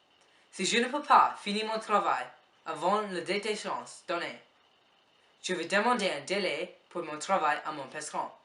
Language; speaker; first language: French; non-native, learner; English